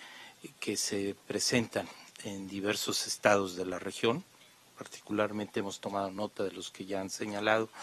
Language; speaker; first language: Spanish; native; Spanish